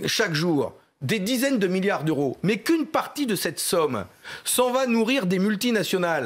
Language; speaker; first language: French; native; French